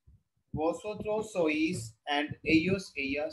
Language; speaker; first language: Spanish; non-native, learner; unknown